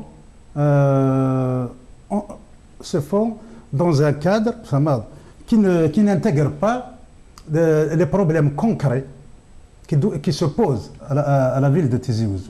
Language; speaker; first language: French; non-native, local second language; Kabyle